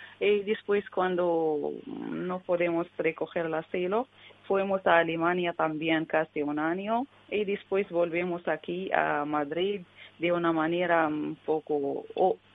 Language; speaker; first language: Spanish; non-native, learner; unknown